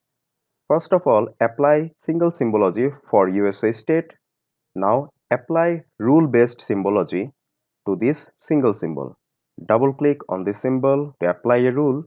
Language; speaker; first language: English; non-native, local second language; Bangla